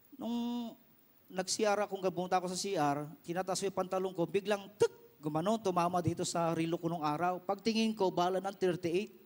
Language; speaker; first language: Filipino; non-native, local second language; Iloko